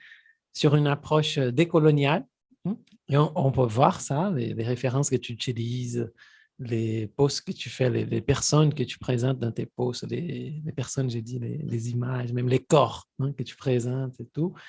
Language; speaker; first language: French; non-native, fluent; Portuguese